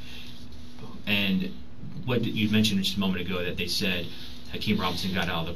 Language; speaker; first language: English; native; English